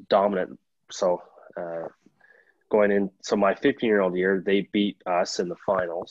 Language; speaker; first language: English; native; English